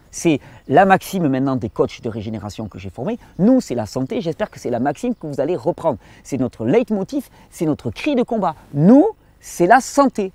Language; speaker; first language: French; native; French